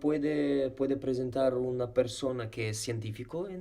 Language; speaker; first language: Spanish; non-native, fluent; Ukrainian